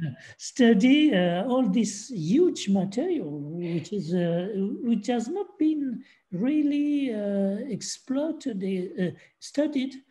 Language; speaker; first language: English; non-native, fluent; French